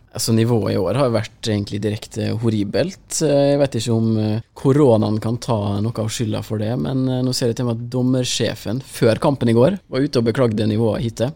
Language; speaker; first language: Norwegian; native; Norwegian